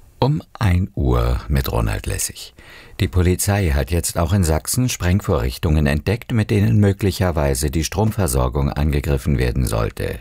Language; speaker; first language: German; native; German